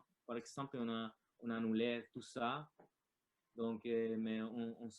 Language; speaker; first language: French; non-native, learner; Spanish